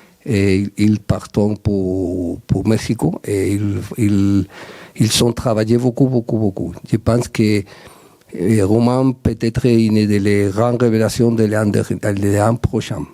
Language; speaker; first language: French; non-native, learner; Spanish